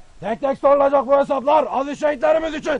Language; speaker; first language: Turkish; native; Turkish